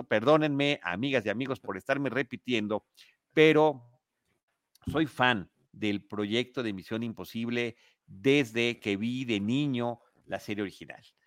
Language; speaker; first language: Spanish; native; Spanish